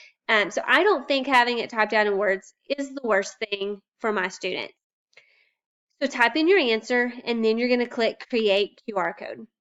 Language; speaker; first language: English; native; English